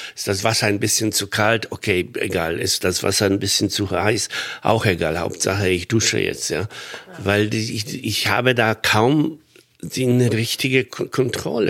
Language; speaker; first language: German; non-native, fluent; Polish